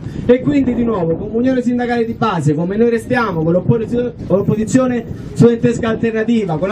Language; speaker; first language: Italian; native; Italian